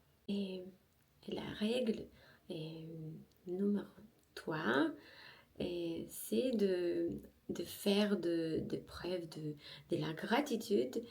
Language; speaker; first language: French; non-native, learner; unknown